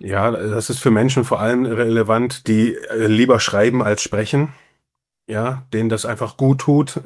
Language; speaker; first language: German; native; German